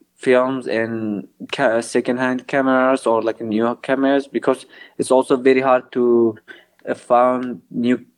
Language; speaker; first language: English; non-native, learner; Arabic